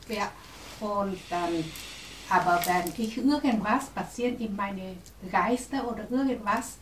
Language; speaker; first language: German; non-native, learner; Vietnamese